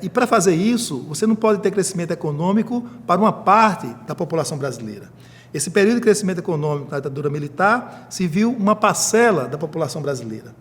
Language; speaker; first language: Portuguese; native; Portuguese